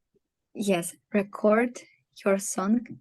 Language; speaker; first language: English; non-native, learner; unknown